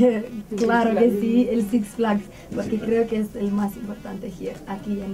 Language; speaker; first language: Spanish; non-native, learner; Romanian